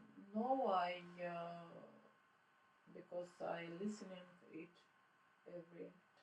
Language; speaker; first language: English; non-native, learner; Russian